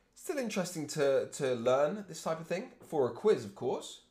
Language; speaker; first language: English; native; English